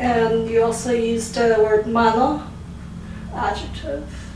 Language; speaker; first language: English; early bilingual, other home language; Korean